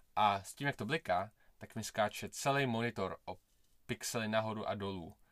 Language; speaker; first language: Czech; early bilingual, other home language; Russian